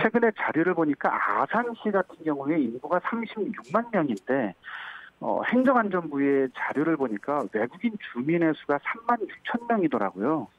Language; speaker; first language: Korean; native; Korean